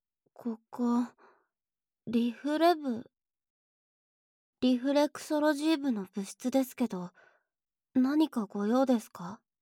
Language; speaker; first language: Japanese; native; Japanese